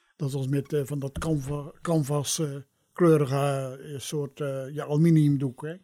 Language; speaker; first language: Dutch; native; Dutch